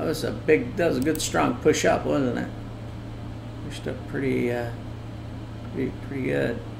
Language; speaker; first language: English; native; English